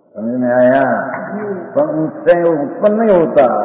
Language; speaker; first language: Hindi; non-native, local second language; Gujarati